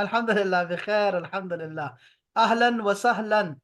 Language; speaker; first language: Arabic; non-native, fluent; Urdu